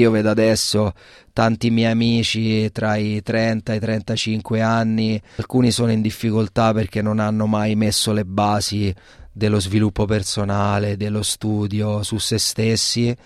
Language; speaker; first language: Italian; native; Italian